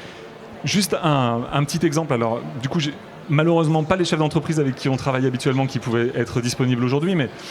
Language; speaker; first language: French; native; French